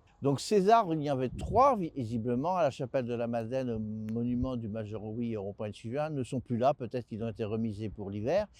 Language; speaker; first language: French; native; French